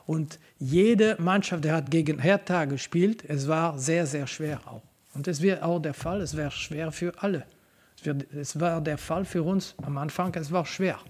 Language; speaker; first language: German; non-native, local second language; French